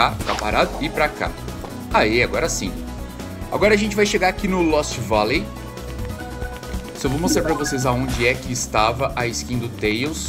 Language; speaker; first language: Portuguese; native; Portuguese